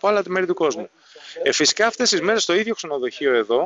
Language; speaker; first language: Greek; native; Greek